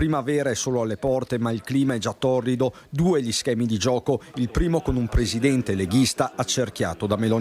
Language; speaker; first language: Italian; native; Italian